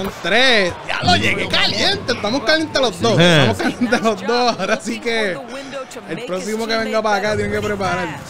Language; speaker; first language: Spanish; native; Spanish